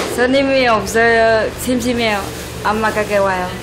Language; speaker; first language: Korean; non-native, learner; Vietnamese